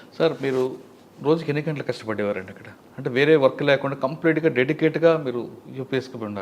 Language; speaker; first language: Telugu; native; Telugu